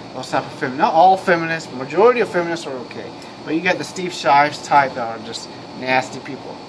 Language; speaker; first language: English; native; English